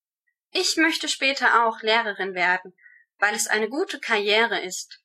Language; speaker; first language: German; non-native, learner; English